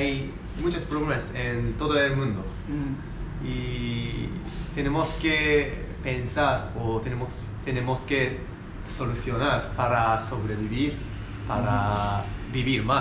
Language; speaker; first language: Spanish; non-native, learner; Japanese